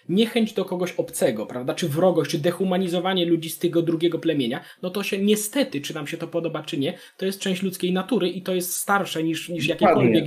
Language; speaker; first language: Polish; native; Polish